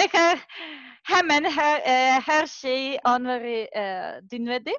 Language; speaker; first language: Turkish; non-native, learner; Serbian